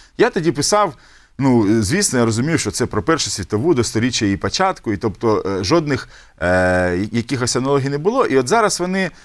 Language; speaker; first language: Ukrainian; native; Ukrainian